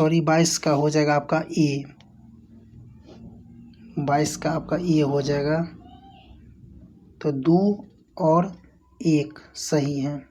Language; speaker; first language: Hindi; native; Hindi